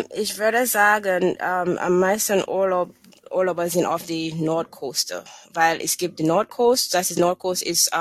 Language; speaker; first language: German; non-native, fluent; English